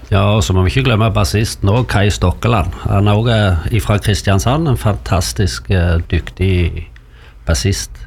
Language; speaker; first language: Norwegian; native; Norwegian